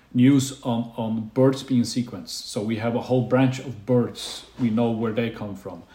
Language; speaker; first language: English; non-native, fluent; Faroese